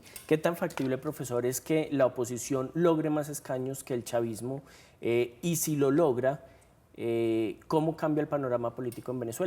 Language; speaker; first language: Spanish; native; Spanish